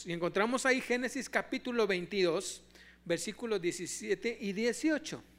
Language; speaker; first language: Spanish; native; Spanish